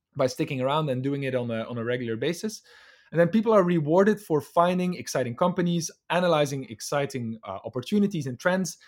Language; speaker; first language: English; non-native, fluent; Dutch